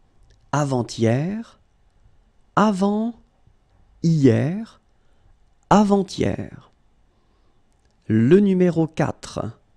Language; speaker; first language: French; native; French